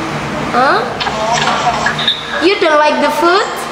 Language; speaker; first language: English; non-native, learner; Indonesian